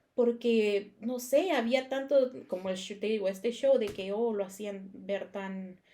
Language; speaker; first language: Spanish; early bilingual, other home language; English